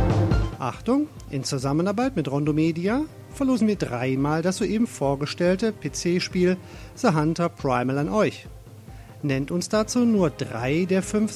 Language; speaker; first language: German; native; German